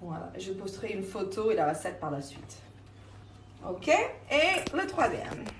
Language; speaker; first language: French; non-native, fluent; English